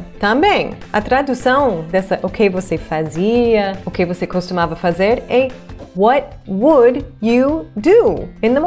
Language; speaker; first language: Portuguese; non-native, fluent; English